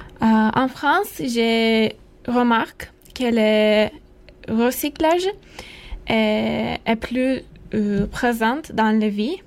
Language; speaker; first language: French; non-native, learner; Turkish